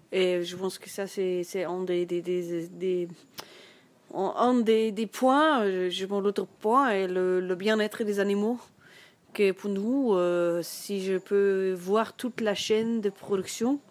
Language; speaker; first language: French; non-native, learner; German